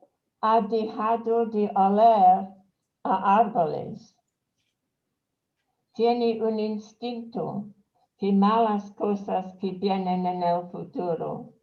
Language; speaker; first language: Spanish; non-native, fluent; English